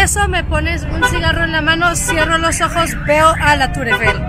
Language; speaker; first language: Spanish; non-native, fluent; French